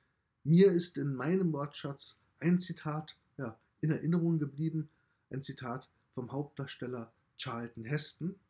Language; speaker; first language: German; native; German